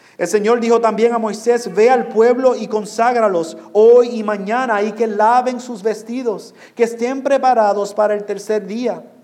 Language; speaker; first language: Spanish; non-native, fluent; English